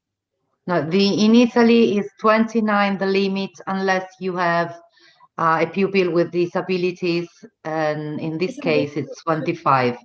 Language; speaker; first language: English; non-native, fluent; Italian